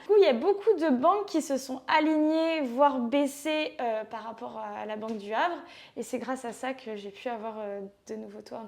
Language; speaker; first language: French; native; French